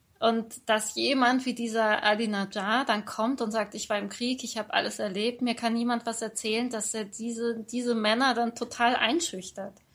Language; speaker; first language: German; early bilingual, other home language; Persian